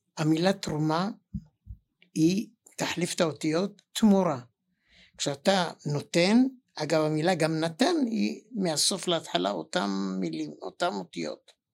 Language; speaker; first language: Hebrew; native; Hebrew